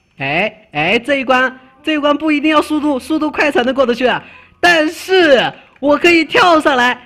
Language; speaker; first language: Chinese; native; Chinese